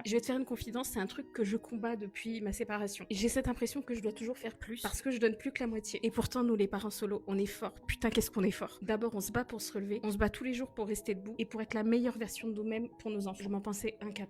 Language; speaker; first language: French; native; French